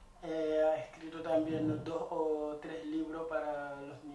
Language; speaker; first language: Spanish; non-native, fluent; Wolof